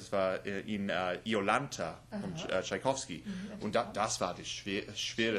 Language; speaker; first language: German; non-native, learner; English